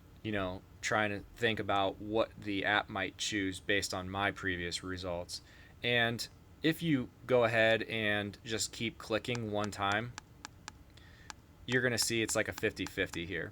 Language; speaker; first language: English; native; English